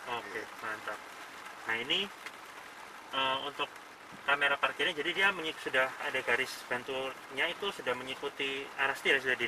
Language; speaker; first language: Indonesian; native; Indonesian